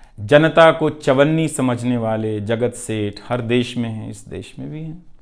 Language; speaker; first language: Hindi; non-native, local second language; Bhojpuri